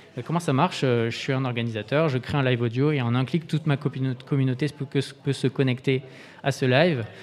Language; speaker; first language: French; native; French